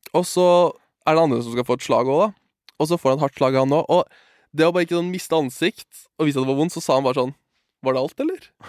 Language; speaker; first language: Norwegian; native; Norwegian